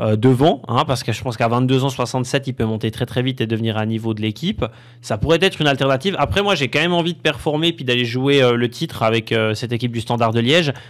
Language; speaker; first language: French; native; French